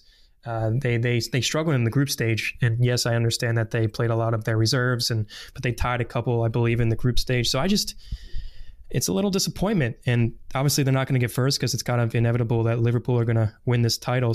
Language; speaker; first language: English; native; English